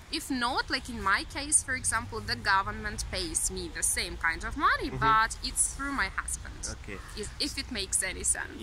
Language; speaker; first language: English; non-native, fluent; Russian